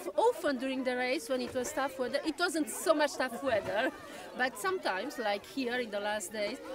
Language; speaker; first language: English; non-native, fluent; French